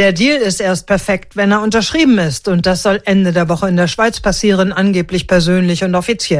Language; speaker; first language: German; native; German